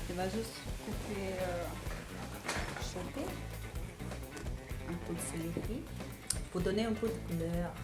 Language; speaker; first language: French; non-native, learner; Portuguese